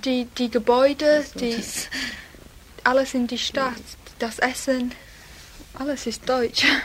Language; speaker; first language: German; non-native, learner; English